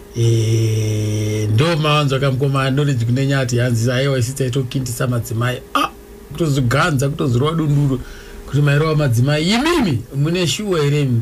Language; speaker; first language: Shona; native; Shona